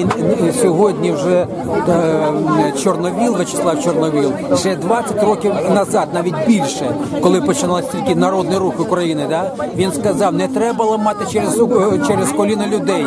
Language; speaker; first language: Ukrainian; non-native, local second language; Russian